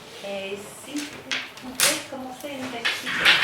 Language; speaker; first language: French; non-native, fluent; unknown